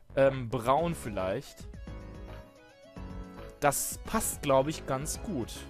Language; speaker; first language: German; native; German